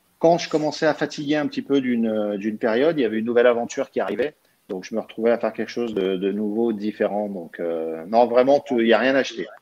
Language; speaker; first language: French; early bilingual, other home language; Arabic